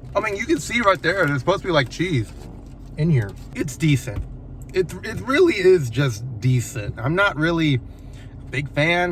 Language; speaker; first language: English; native; English